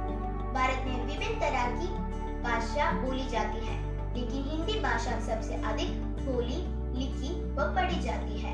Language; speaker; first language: Hindi; non-native, local second language; Malayalam